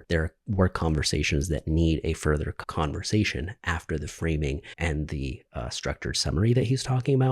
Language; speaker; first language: English; native; English